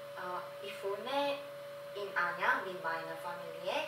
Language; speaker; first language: German; non-native, learner; Korean